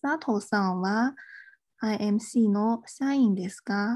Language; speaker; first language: Japanese; non-native, fluent; Chinese